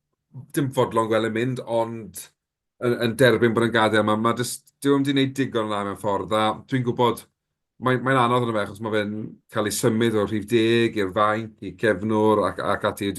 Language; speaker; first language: Welsh; native; Welsh